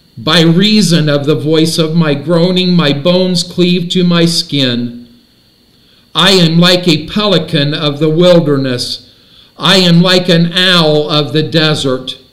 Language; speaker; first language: English; native; English